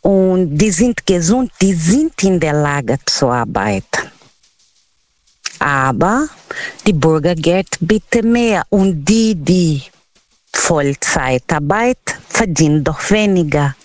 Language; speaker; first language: German; non-native, learner; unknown